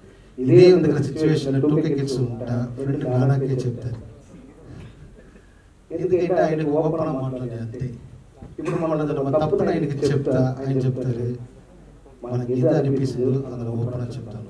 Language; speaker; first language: Telugu; non-native, learner; Tamil